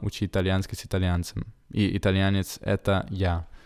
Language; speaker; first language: Russian; non-native, fluent; Italian